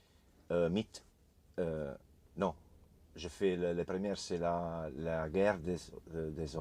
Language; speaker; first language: French; non-native, learner; Italian